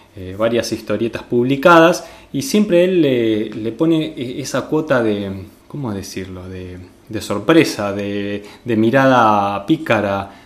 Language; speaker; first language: Spanish; native; Spanish